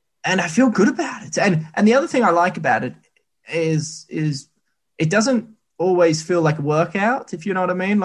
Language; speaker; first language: English; native; English